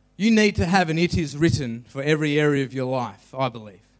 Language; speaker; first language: English; native; English